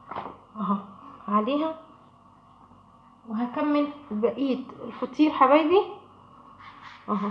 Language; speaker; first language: Arabic; native; Arabic